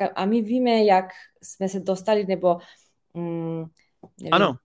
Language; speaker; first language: Czech; non-native, fluent; Slovenian